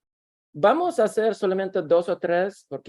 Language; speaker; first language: Spanish; non-native, learner; Russian